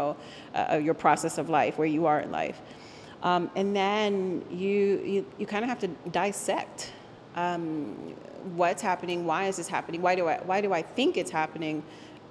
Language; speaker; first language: English; early bilingual, other home language; Spanish